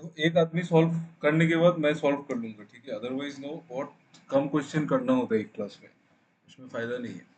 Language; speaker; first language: Hindi; non-native, local second language; Bangla